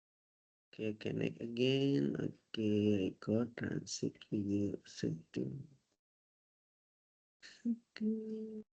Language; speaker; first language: English; non-native, learner; Indonesian